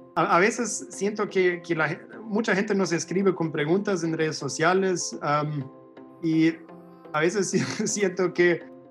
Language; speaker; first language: Spanish; non-native, fluent; German